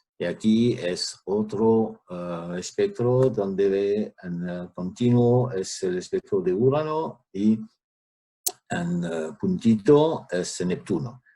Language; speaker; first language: Spanish; non-native, fluent; French